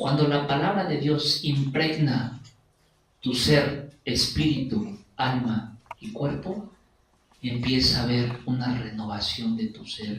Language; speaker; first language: Spanish; native; Spanish